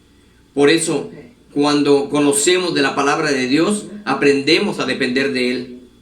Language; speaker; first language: Spanish; native; Spanish